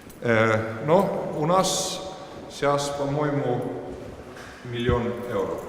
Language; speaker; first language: Russian; non-native, fluent; Estonian